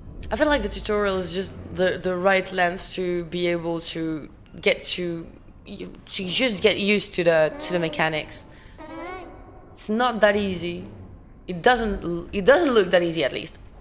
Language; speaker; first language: English; non-native, fluent; French